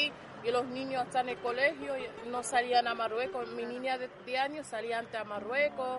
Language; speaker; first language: Spanish; non-native, fluent; Arabic